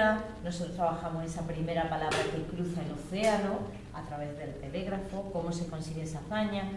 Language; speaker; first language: Spanish; native; Spanish